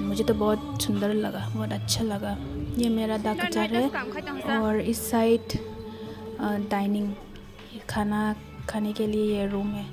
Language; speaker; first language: Hindi; non-native, local second language; Kok Borok